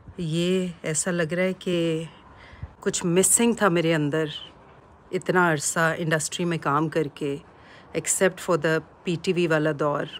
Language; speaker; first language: Urdu; native; Urdu